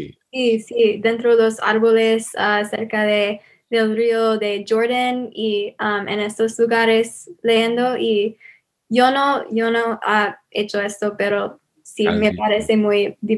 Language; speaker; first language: Spanish; non-native, learner; English